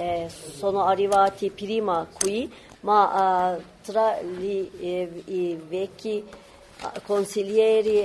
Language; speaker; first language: Italian; non-native, learner; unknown